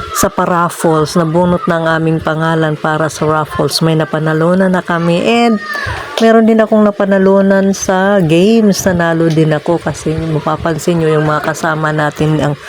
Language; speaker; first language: Filipino; native; Filipino